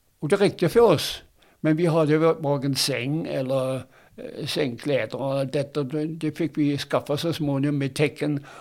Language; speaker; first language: Swedish; non-native, fluent; German